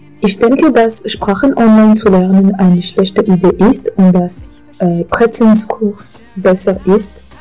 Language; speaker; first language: German; non-native, learner; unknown